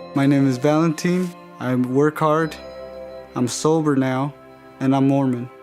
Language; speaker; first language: English; early bilingual, other home language; Spanish